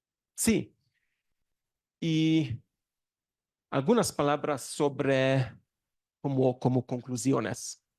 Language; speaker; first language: Spanish; non-native, learner; Hungarian